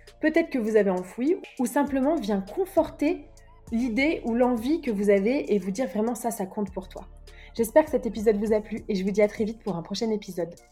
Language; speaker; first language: French; native; French